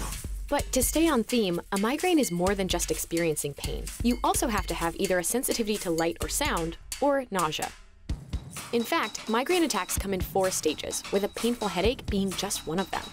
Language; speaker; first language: English; native; English